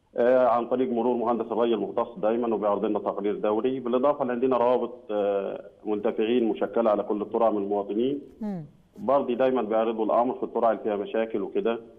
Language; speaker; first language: Egyptian Arabic; native; Egyptian Arabic